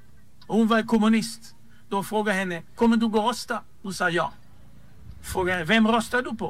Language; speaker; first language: Swedish; non-native, fluent; Hebrew